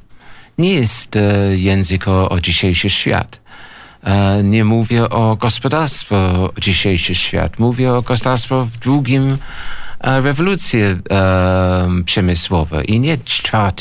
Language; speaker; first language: Polish; non-native, learner; English